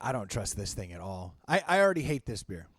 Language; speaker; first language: English; native; English